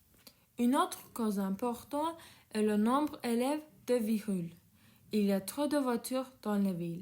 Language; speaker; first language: French; non-native, learner; Turkish